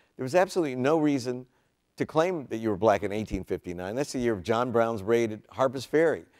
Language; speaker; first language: English; native; English